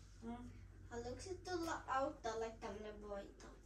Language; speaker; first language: Finnish; early bilingual, other home language; Kinyarwanda